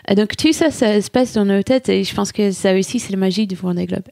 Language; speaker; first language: French; non-native, fluent; English